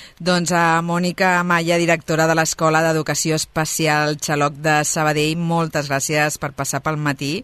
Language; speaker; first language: Catalan; native; Catalan